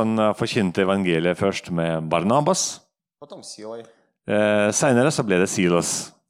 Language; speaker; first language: Norwegian; non-native, fluent; Russian